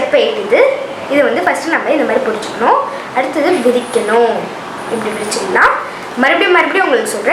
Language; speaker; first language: Tamil; native; Tamil